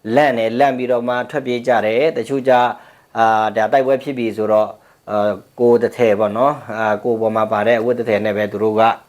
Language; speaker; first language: Burmese; non-native, local second language; Pa'o Karen